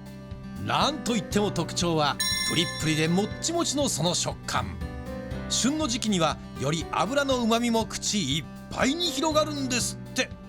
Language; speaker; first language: Japanese; native; Japanese